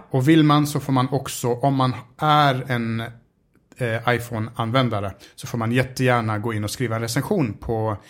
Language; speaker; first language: Swedish; early bilingual, other home language; Arabic